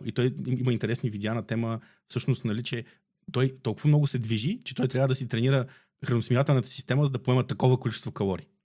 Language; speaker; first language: Bulgarian; native; Bulgarian